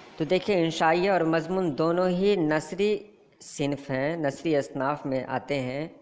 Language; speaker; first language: Urdu; native; Urdu